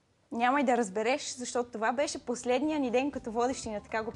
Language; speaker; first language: Bulgarian; native; Bulgarian